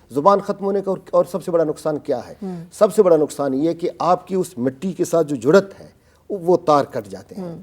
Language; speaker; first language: Urdu; non-native, local second language; Baluchi